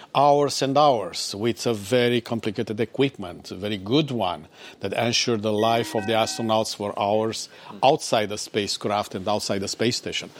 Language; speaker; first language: English; non-native, fluent; Romanian